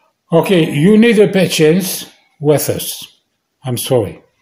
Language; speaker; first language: English; non-native, learner; French